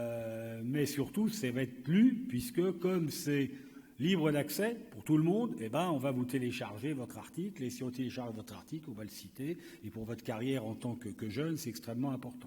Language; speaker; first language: French; native; French